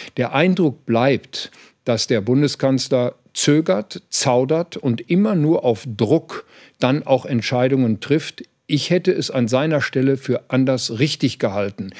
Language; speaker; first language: German; native; German